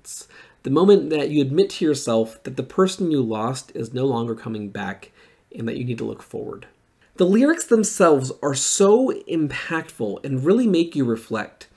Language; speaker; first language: English; native; English